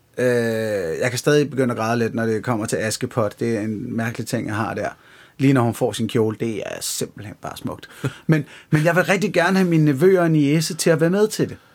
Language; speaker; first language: Danish; native; Danish